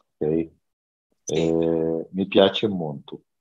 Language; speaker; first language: Italian; non-native, learner; Portuguese